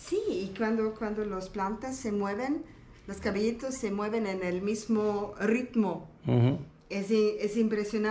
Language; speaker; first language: Spanish; non-native, learner; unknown